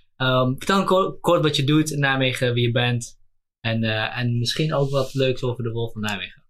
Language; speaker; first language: Dutch; native; Dutch